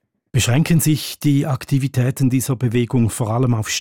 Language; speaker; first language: German; native; German